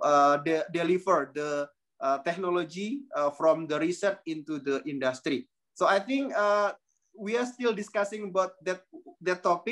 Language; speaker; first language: English; non-native, learner; Indonesian